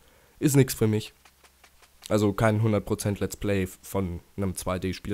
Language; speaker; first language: German; native; German